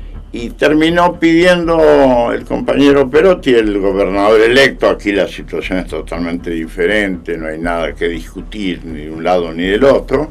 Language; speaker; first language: Spanish; native; Spanish